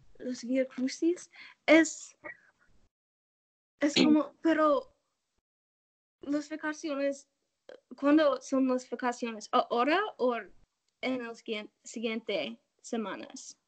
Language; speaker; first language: Spanish; non-native, learner; English